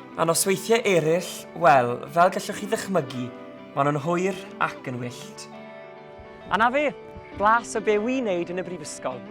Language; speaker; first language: Welsh; native; Welsh